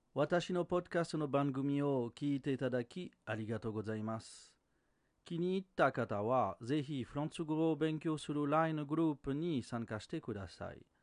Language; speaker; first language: Japanese; non-native, fluent; French